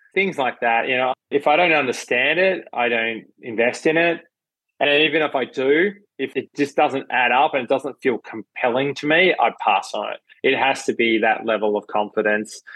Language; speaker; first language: English; native; English